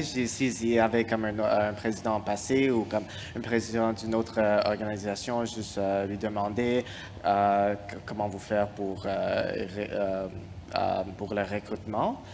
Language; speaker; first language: French; non-native, fluent; English